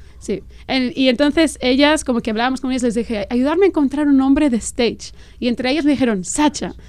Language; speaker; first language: Spanish; non-native, local second language; Catalan